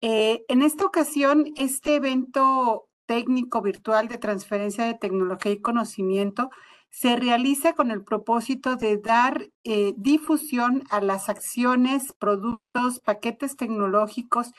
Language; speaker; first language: Spanish; native; Spanish